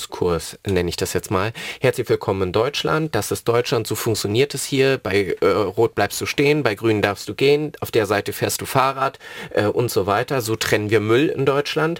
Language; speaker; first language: German; native; German